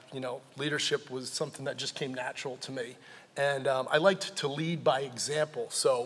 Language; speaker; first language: English; native; English